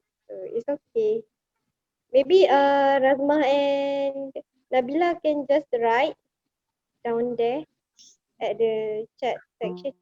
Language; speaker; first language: English; non-native, fluent; Malay